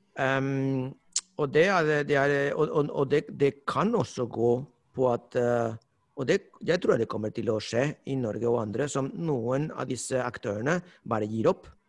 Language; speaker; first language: Norwegian; non-native, fluent; Spanish